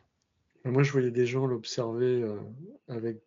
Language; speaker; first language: French; native; French